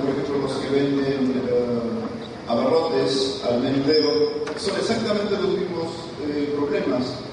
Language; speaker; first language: Spanish; native; Spanish